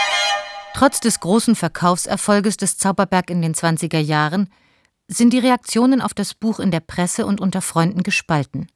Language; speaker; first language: German; native; German